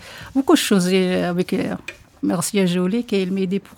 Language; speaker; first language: French; non-native, learner; Arabic